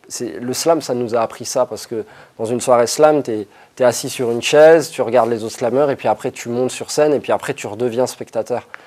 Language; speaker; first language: French; native; French